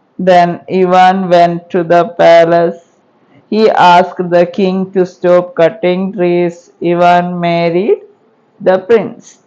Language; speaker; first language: English; non-native, local second language; Malayalam